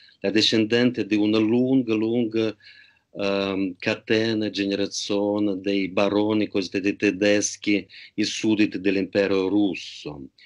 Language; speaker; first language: Italian; non-native, fluent; Russian